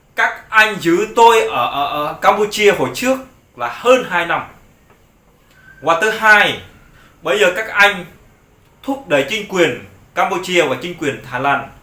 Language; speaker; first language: Vietnamese; non-native, local second language; Jarai